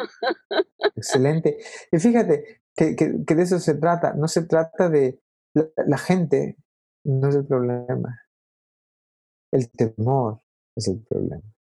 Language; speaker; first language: Spanish; native; Spanish